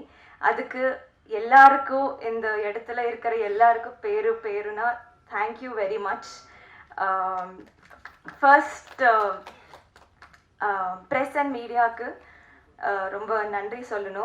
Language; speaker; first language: Tamil; non-native, learner; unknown